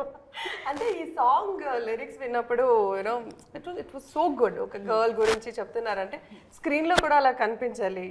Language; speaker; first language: Telugu; early bilingual, heritage; Telugu